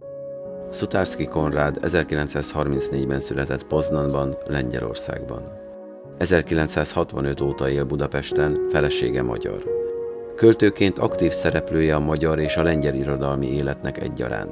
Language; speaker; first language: Hungarian; native; Hungarian